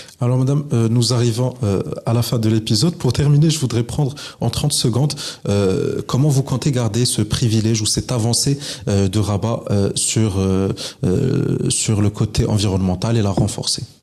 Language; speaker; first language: French; non-native, local second language; Arabic